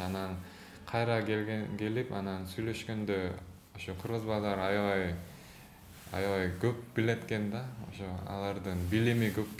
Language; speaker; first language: Kyrgyz; early bilingual, other home language; Korean